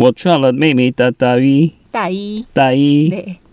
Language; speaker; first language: Chinese; non-native, learner; Korean